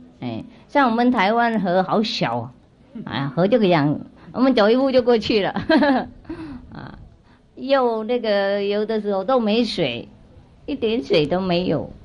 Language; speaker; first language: Chinese; non-native, fluent; Vietnamese